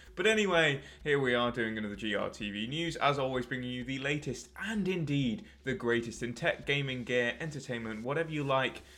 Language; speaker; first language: English; native; English